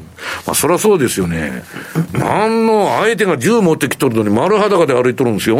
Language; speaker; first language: Japanese; native; Japanese